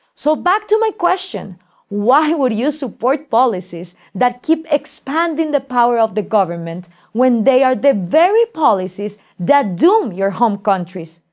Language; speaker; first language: English; non-native, fluent; Spanish